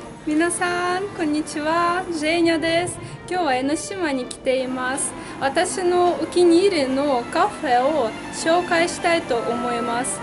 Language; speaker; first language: Japanese; non-native, fluent; Russian